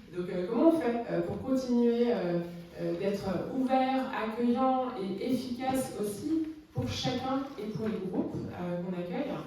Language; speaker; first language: French; native; French